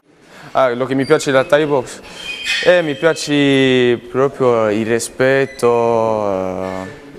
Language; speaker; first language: Italian; non-native, fluent; Spanish